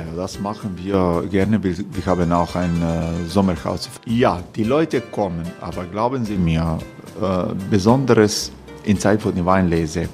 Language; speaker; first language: German; non-native, fluent; Croatian